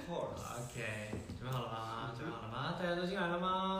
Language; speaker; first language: Chinese; native; Chinese